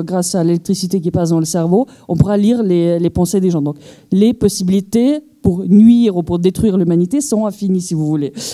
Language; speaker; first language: French; native; French